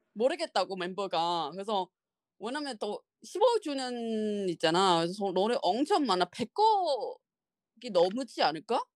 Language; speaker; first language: Korean; non-native, fluent; Chinese